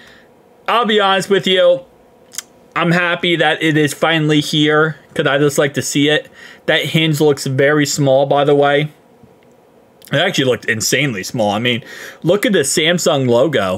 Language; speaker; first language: English; native; English